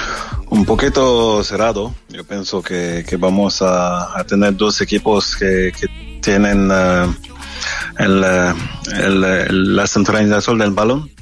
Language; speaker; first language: Spanish; non-native, learner; French